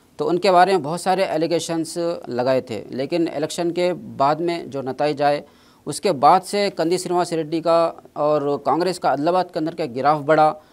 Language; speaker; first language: Urdu; native; Urdu